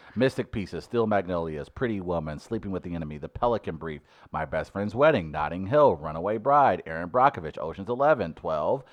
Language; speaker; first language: English; native; English